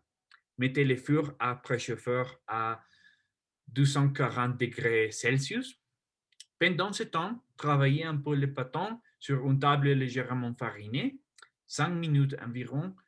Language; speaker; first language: French; non-native, learner; Spanish